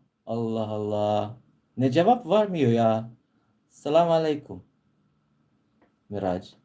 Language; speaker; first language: Turkish; non-native, learner; Filipino